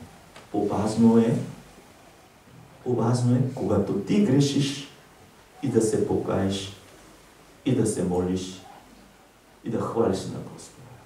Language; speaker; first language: Bulgarian; non-native, learner; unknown